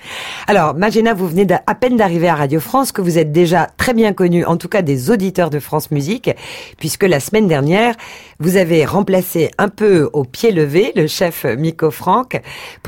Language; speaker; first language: French; native; French